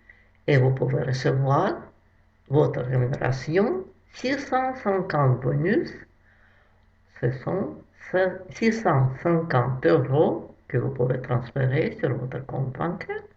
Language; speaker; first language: French; non-native, fluent; Russian